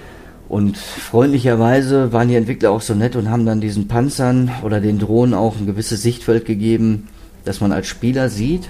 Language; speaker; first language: German; native; German